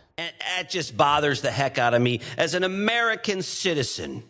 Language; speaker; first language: English; native; English